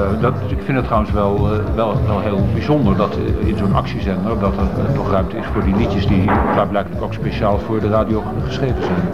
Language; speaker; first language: Dutch; native; Dutch